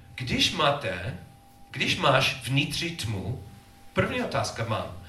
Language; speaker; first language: Czech; non-native, learner; English